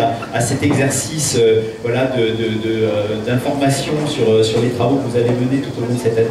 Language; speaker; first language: French; native; French